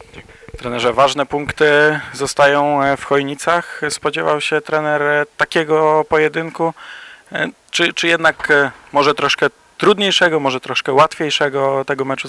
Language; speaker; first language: Polish; native; Polish